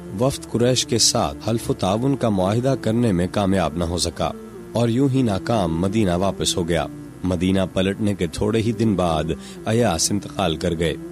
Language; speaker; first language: Urdu; non-native, local second language; Punjabi